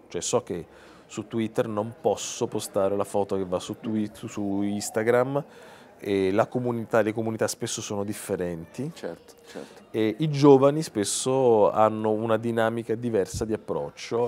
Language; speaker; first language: Italian; native; Italian